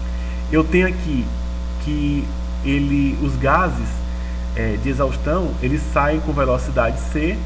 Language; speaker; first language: Portuguese; native; Portuguese